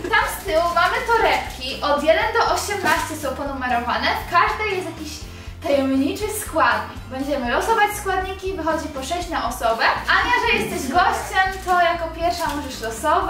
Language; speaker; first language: Polish; native; Polish